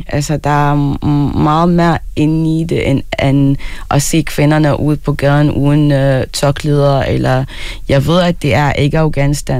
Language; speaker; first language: Danish; early bilingual, other home language; Arabic